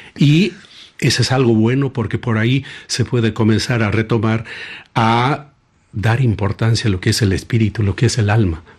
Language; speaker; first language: Spanish; native; Spanish